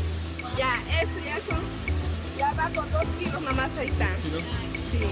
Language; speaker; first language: Spanish; native; Spanish